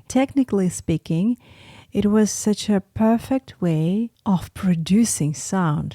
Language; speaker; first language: English; non-native, fluent; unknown